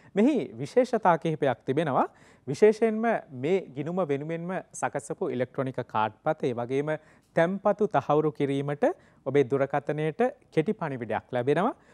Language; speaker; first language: Sinhala; native; Sinhala